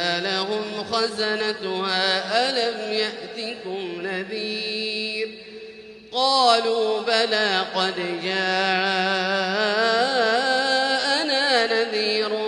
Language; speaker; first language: Arabic; native; Arabic